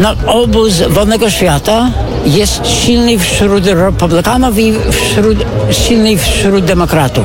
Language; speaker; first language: Polish; non-native, fluent; English